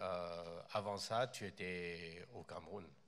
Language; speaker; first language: French; non-native, fluent; Chinese